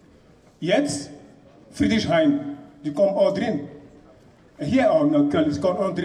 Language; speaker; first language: German; non-native, learner; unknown